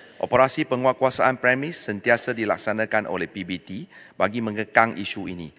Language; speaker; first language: Malay; non-native, local second language; Chinese